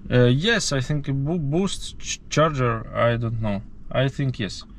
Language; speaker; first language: English; non-native, learner; Ukrainian